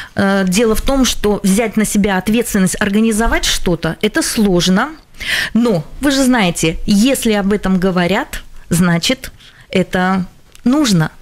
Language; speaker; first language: Russian; non-native, local second language; Latvian